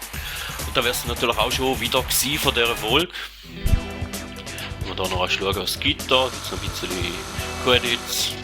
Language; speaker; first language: German; native; German